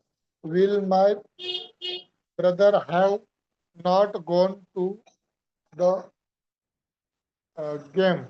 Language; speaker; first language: English; non-native, learner; Hindi